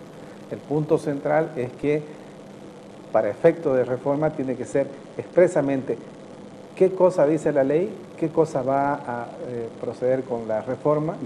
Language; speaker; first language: Spanish; native; Spanish